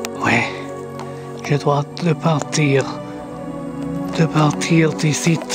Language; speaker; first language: French; non-native, learner; English